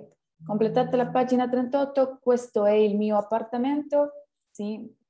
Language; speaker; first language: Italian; non-native, fluent; Spanish